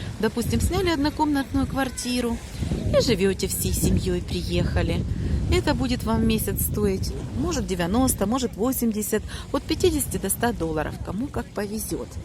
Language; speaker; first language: Russian; native; Russian